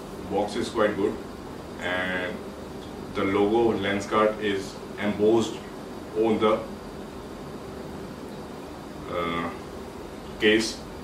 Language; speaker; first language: English; non-native, local second language; Punjabi